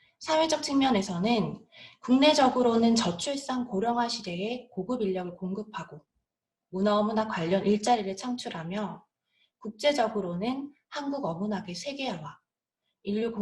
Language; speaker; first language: Korean; native; Korean